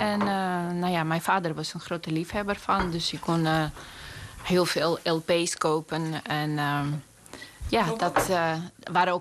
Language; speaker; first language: Dutch; non-native, fluent; Russian